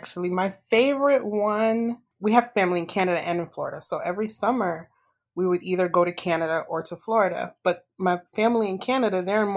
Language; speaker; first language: English; native; English